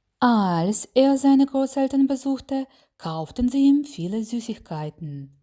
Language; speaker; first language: German; non-native, fluent; Ukrainian